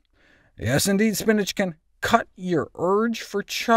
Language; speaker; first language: English; native; English